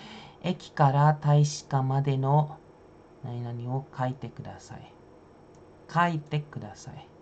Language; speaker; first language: Japanese; non-native, fluent; Indonesian